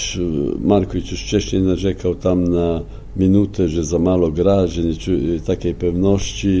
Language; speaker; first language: Polish; non-native, fluent; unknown